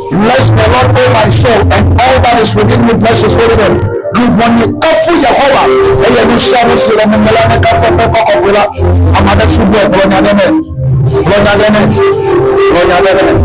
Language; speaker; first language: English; non-native, local second language; Ewe